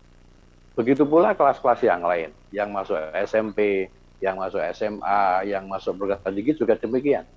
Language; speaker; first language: Indonesian; native; Indonesian